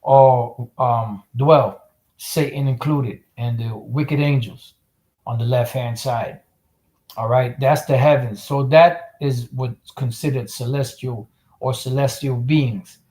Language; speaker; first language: English; native; English